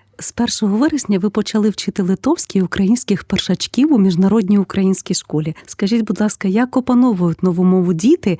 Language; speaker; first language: Ukrainian; native; Ukrainian